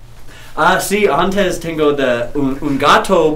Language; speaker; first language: Spanish; non-native, learner; English